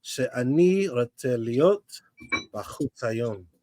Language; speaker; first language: Hebrew; non-native, learner; English